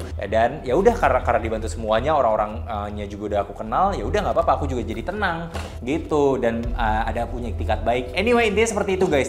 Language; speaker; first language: Indonesian; native; Indonesian